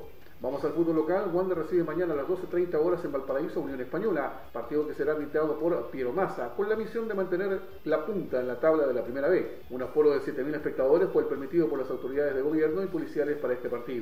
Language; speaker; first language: Spanish; native; Spanish